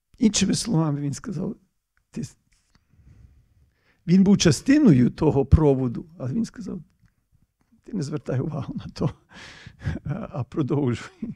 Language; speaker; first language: Ukrainian; early bilingual, heritage; Ukrainian